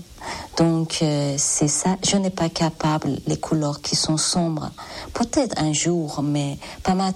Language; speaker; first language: French; non-native, fluent; Persian